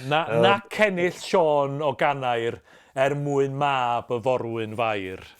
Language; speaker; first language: Welsh; native; Welsh